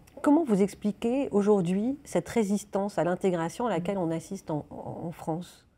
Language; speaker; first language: French; native; French